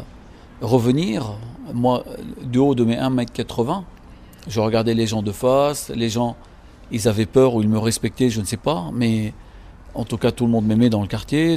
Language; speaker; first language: French; non-native, local second language; Arabic